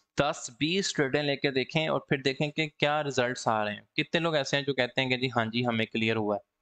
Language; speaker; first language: Hindi; native; Hindi